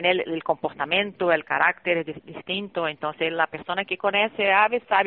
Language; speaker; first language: Spanish; non-native, fluent; Portuguese